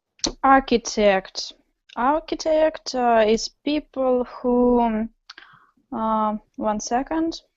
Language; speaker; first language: English; non-native, learner; Russian